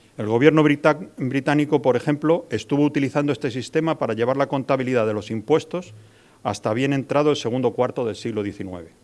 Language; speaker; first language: Spanish; native; Spanish